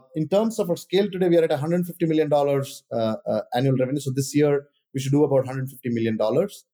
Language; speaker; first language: English; non-native, local second language; Kannada